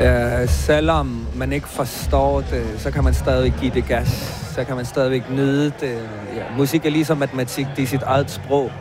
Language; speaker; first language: Danish; non-native, local second language; Kalaallisut